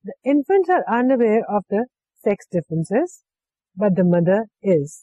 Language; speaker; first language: English; non-native, local second language; Urdu